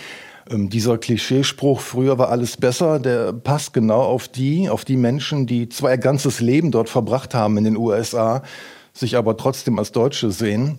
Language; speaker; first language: German; native; German